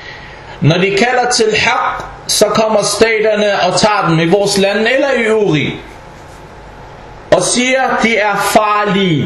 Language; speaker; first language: Danish; non-native, fluent; Arabic